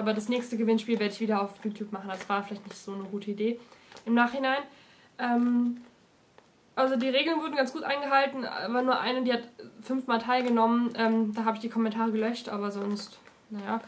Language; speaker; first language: German; native; German